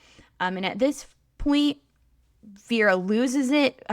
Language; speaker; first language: English; native; English